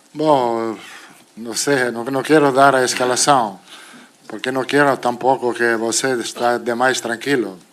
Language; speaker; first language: Portuguese; non-native, fluent; Italian